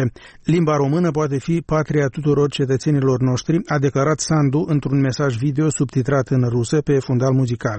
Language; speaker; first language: Romanian; native; Romanian